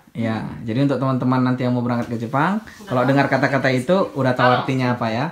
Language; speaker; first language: Indonesian; native; Indonesian